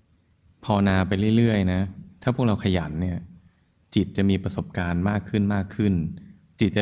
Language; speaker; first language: Thai; native; Thai